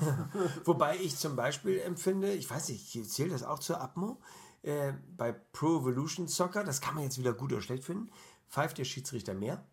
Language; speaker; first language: German; native; German